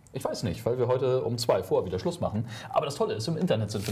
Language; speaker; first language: German; native; German